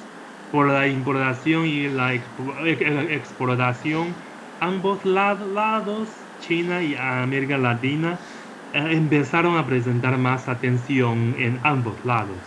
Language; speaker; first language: Spanish; non-native, fluent; Chinese